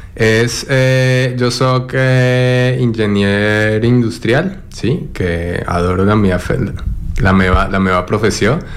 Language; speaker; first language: Catalan; non-native, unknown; Spanish